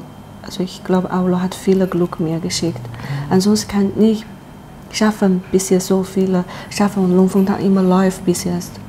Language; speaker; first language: German; non-native, learner; Chinese